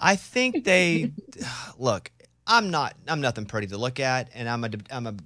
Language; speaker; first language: English; native; English